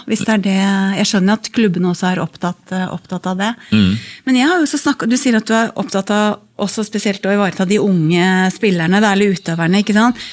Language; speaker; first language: Norwegian; native; Norwegian